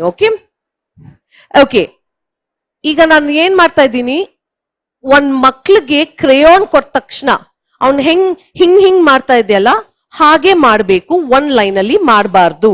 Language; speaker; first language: Kannada; non-native, learner; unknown